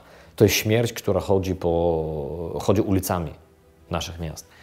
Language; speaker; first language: Polish; non-native, fluent; Ukrainian